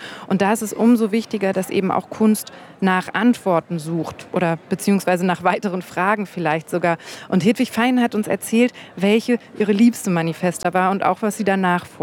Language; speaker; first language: German; native; German